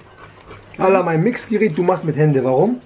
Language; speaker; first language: German; early bilingual, other home language; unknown